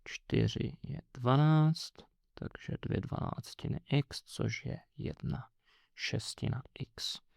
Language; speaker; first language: Czech; native; Czech